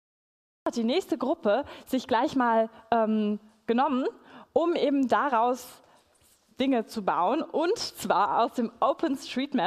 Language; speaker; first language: German; native; German